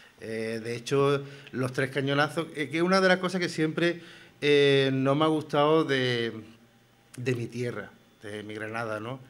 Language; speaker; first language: Spanish; native; Spanish